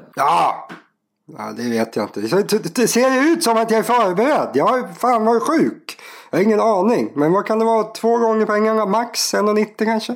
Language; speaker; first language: Swedish; native; Swedish